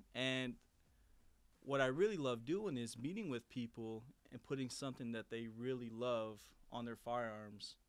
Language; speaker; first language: English; native; English